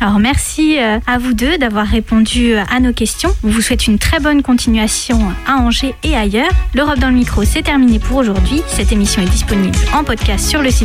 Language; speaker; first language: French; native; French